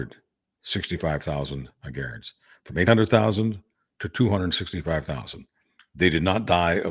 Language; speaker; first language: English; native; English